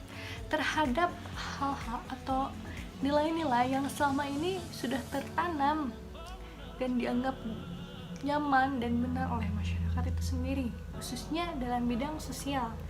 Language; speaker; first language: Indonesian; native; Indonesian